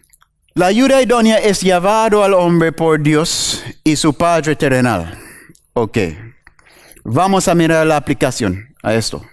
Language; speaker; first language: Spanish; non-native, fluent; English